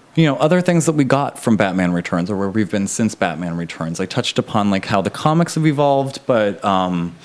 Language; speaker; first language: English; native; English